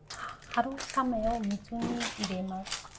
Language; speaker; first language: Japanese; non-native, fluent; Mongolian